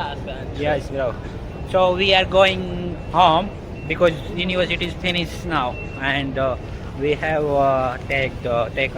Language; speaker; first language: English; non-native, learner; Gujarati